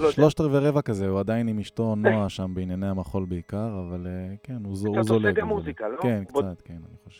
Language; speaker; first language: Hebrew; native; Hebrew